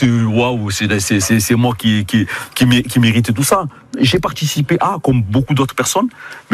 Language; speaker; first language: French; native; French